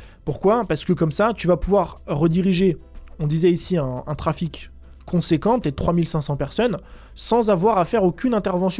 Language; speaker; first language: French; native; French